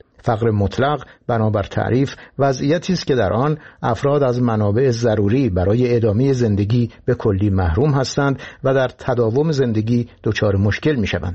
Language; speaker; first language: Persian; native; Persian